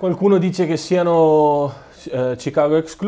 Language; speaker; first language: Italian; native; Italian